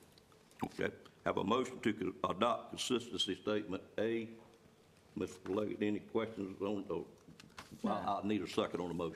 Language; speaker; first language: English; native; English